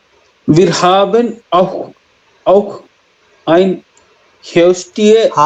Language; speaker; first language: German; non-native, learner; Hindi